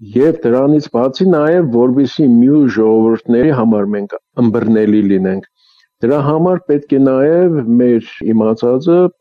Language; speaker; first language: Armenian; early bilingual, heritage; Armenian